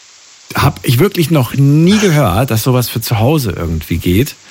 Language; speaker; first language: German; native; German